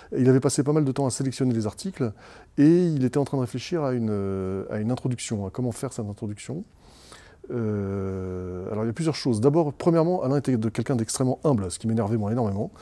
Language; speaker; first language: French; native; French